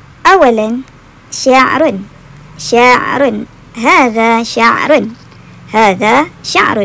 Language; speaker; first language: Arabic; non-native, fluent; Malay